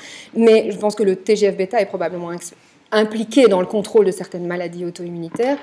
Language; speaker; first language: French; native; French